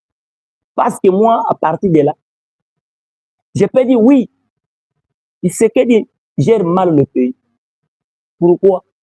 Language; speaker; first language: French; non-native, local second language; Lingala